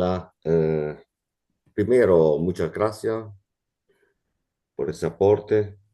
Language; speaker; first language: Spanish; non-native, fluent; Italian